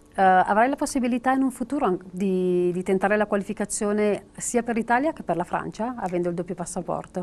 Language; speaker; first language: Italian; native; Italian